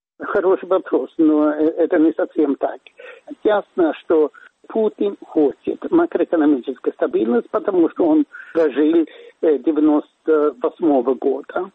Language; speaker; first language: Russian; non-native, fluent; Swedish